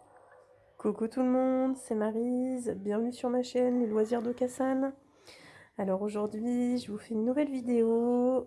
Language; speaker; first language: French; native; French